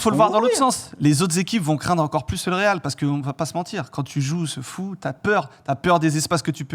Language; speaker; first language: French; native; French